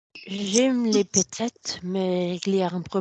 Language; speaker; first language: French; non-native, learner; English